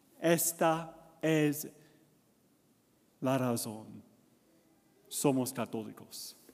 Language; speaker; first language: Spanish; non-native, learner; English